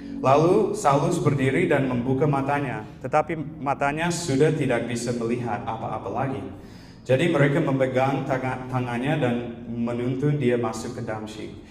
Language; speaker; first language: Indonesian; non-native, fluent; English